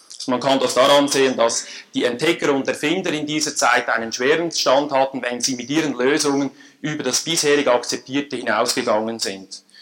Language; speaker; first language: German; native; German